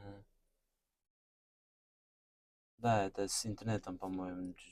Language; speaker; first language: Russian; non-native, learner; Kyrgyz